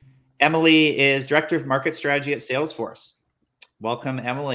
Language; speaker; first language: English; native; English